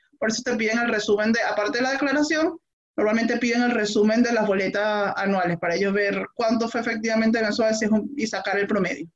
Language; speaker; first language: Spanish; native; Spanish